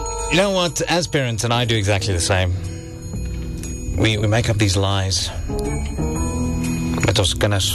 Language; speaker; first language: English; non-native, local second language; Afrikaans